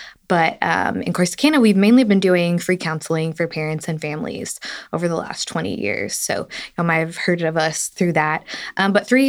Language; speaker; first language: English; native; English